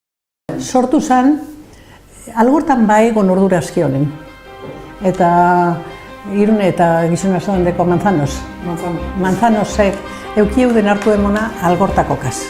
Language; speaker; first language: Basque; native; Basque